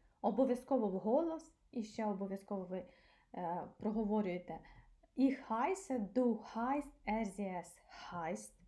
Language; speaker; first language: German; non-native, fluent; Ukrainian